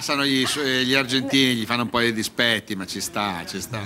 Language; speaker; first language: Italian; native; Italian